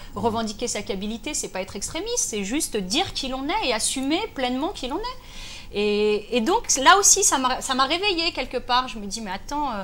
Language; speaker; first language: French; native; French